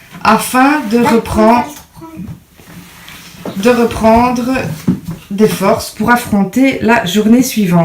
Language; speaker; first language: French; native; French